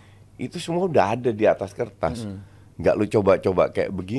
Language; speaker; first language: Indonesian; native; Indonesian